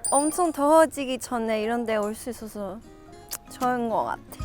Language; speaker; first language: Korean; non-native, fluent; Chinese